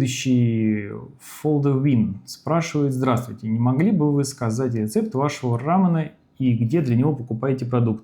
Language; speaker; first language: Russian; native; Russian